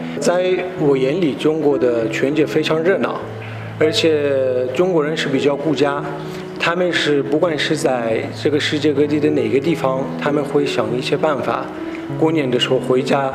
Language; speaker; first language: Chinese; non-native, fluent; Persian